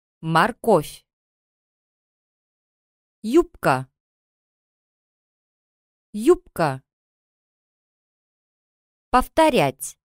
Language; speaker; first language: Russian; non-native, learner; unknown